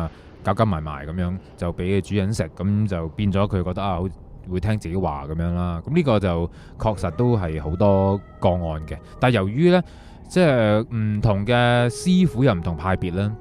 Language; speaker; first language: Cantonese; native; Cantonese